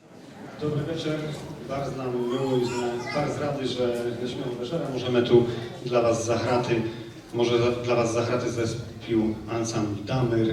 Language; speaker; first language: Polish; non-native, local second language; Rusyn